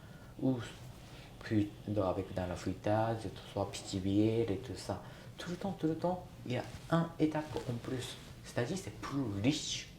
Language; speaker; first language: French; non-native, learner; Japanese